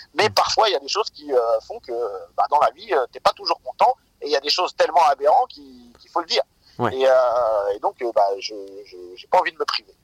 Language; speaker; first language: French; native; French